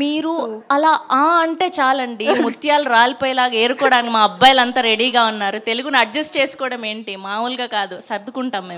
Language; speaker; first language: Telugu; native; Telugu